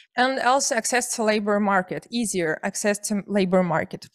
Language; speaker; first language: English; non-native, fluent; Belarusian